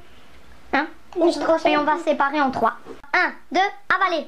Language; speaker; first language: French; native; French